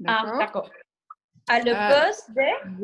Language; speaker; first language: French; non-native, learner; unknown